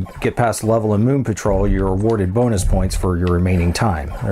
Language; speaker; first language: English; native; English